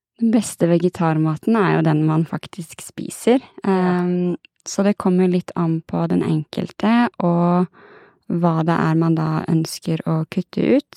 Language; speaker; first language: Norwegian; native; Norwegian